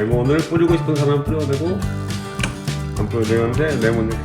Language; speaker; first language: Korean; native; Korean